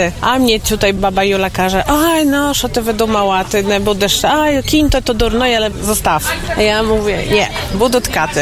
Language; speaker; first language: Polish; non-native, local second language; Ukrainian